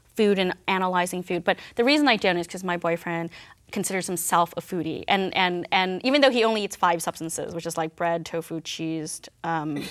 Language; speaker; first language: English; native; English